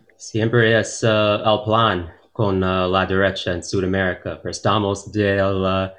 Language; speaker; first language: Spanish; non-native, learner; English